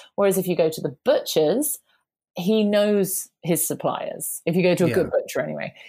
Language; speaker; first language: English; native; English